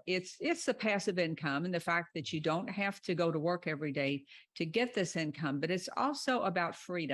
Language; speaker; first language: English; native; English